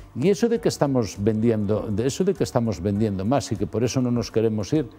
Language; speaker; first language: Spanish; native; Spanish